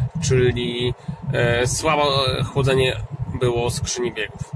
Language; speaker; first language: Polish; native; Polish